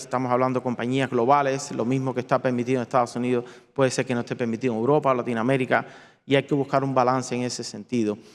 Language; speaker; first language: Spanish; native; Spanish